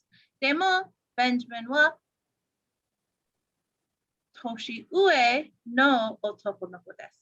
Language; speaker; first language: Japanese; non-native, fluent; English